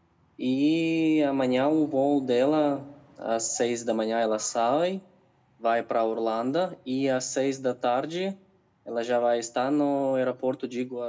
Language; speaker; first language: Portuguese; non-native, fluent; Ukrainian